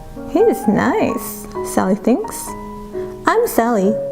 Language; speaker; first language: English; non-native, fluent; Korean